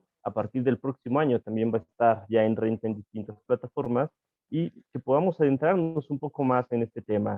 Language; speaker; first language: Spanish; native; Spanish